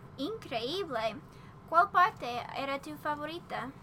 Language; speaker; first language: Spanish; non-native, learner; English